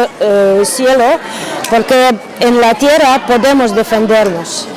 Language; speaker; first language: Spanish; non-native, fluent; Ukrainian